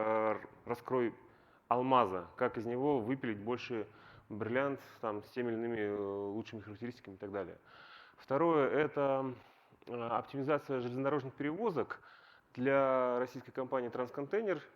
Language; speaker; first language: Russian; native; Russian